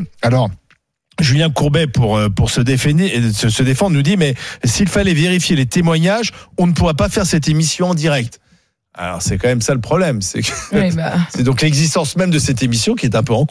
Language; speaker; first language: French; native; French